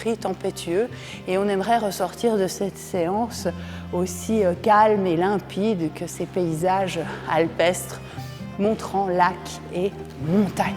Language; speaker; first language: French; native; French